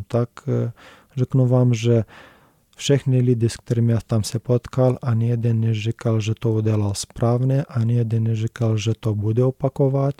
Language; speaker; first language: Czech; non-native, learner; Romanian